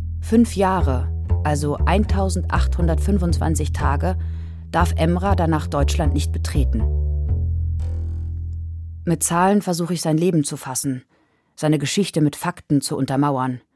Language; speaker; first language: German; native; German